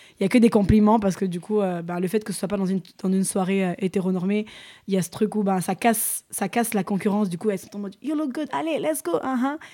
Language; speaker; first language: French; early bilingual, other home language; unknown